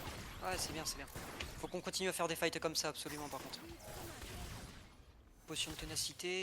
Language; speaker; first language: French; native; French